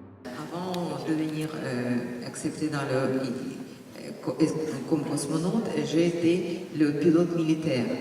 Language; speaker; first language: French; non-native, fluent; Russian